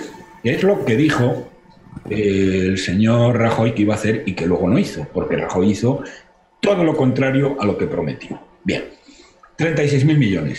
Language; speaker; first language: Spanish; native; Spanish